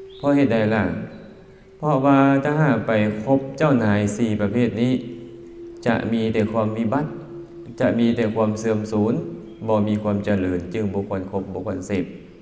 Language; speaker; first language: Thai; non-native, local second language; Northeastern Thai